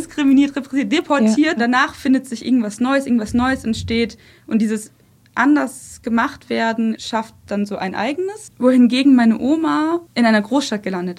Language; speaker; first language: German; early bilingual, other home language; Russian